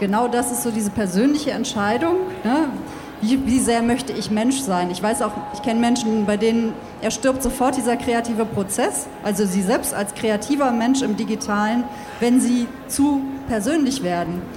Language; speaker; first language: German; native; German